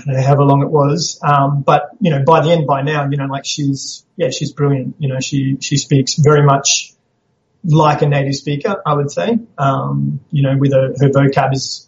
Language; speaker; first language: English; native; English